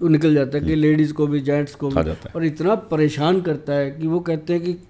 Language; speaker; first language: Hindi; native; Hindi